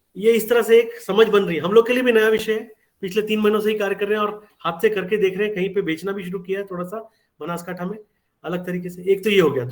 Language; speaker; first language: Hindi; native; Hindi